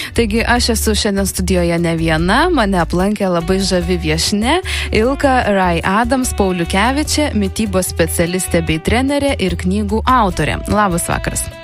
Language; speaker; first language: Lithuanian; native; Lithuanian